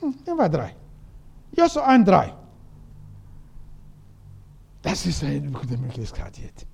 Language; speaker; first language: German; non-native, learner; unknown